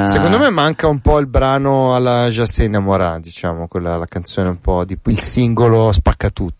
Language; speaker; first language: Italian; native; Italian